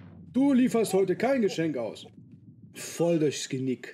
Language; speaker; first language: German; native; German